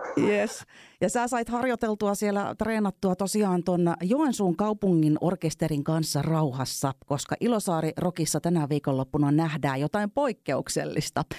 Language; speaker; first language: Finnish; native; Finnish